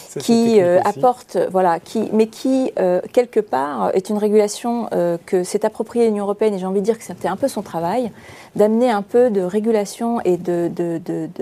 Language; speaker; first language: French; native; French